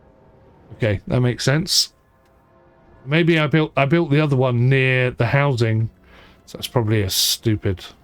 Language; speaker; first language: English; native; English